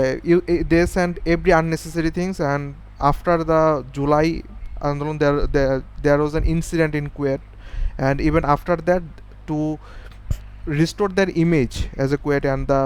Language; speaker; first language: English; non-native, fluent; Bangla